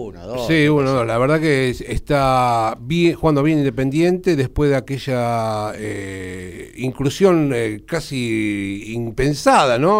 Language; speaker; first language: Spanish; native; Spanish